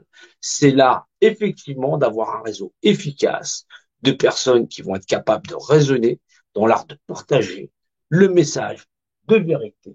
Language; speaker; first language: French; native; French